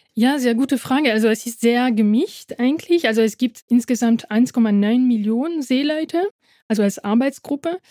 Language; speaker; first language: German; non-native, fluent; French